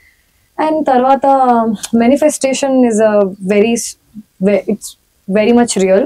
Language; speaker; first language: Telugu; non-native, learner; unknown